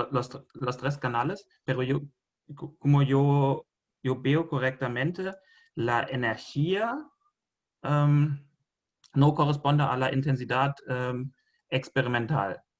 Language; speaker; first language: Spanish; non-native, fluent; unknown